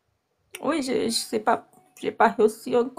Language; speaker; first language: French; non-native, learner; Portuguese